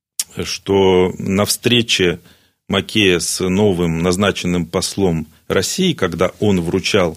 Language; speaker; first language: Russian; native; Russian